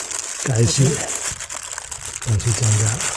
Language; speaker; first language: Chinese; non-native, fluent; Italian